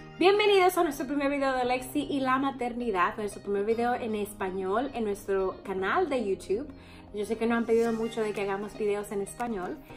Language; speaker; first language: Spanish; early bilingual, heritage; Spanish